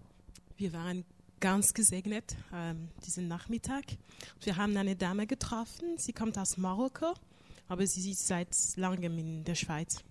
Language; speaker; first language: German; non-native, fluent; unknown